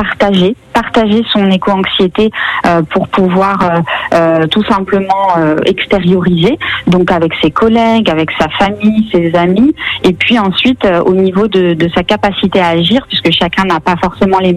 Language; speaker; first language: French; native; French